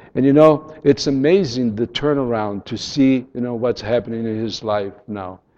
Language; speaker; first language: English; non-native, fluent; Portuguese